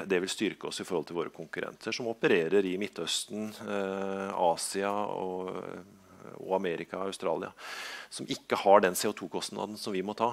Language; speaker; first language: Norwegian; native; Norwegian